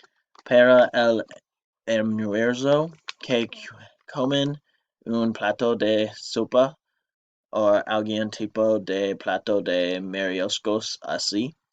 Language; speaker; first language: Spanish; non-native, learner; English